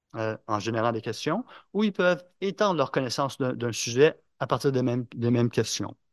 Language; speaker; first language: French; native; French